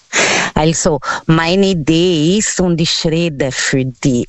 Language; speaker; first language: German; non-native, learner; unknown